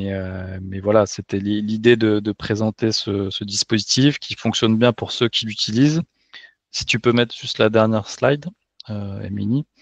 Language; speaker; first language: French; native; French